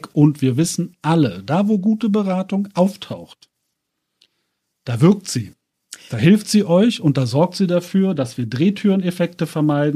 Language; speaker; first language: German; native; German